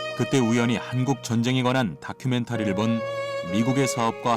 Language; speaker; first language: Korean; native; Korean